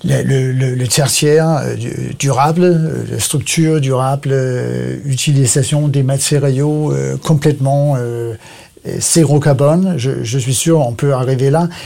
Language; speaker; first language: French; non-native, learner; Danish